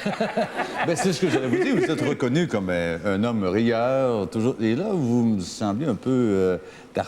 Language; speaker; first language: French; native; French